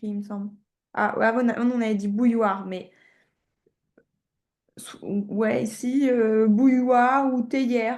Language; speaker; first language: French; native; French